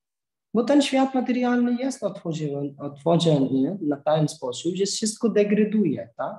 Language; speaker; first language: Polish; non-native, learner; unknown